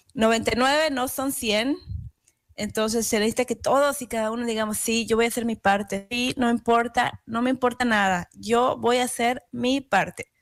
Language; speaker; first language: Spanish; native; Spanish